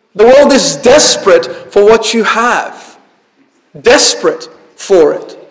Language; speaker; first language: English; early bilingual, other home language; Arabic